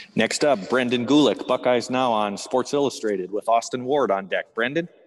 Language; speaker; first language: English; native; English